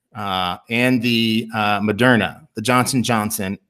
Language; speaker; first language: English; native; English